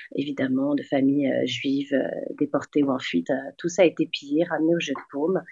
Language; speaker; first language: French; native; French